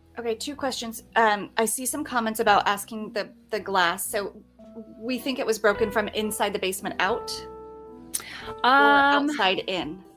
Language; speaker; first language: English; native; English